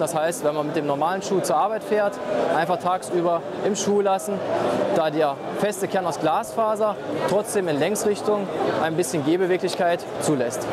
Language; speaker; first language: German; native; German